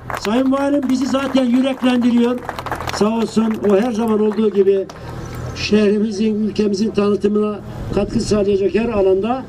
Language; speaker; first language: Turkish; native; Turkish